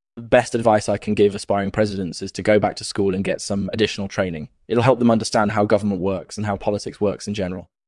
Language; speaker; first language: English; native; English